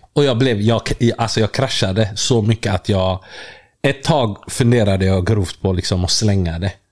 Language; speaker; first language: Swedish; early bilingual, other home language; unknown